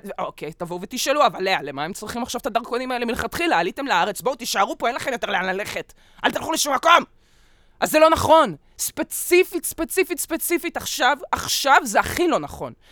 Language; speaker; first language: Hebrew; early bilingual, other home language; Russian